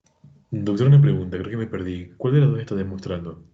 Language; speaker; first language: Spanish; native; Spanish